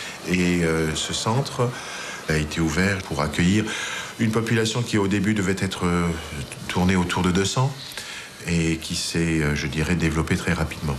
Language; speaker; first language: French; native; French